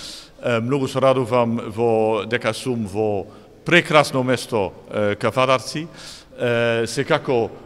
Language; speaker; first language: Macedonian; non-native, fluent; Dutch